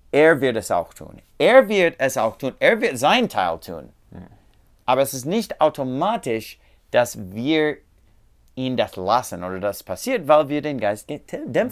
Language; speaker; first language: German; non-native, learner; English